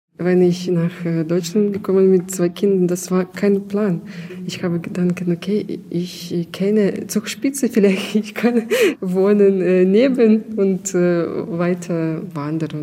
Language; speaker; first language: German; non-native, learner; Ukrainian